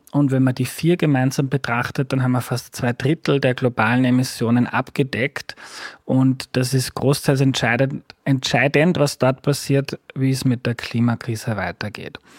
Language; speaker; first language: German; native; German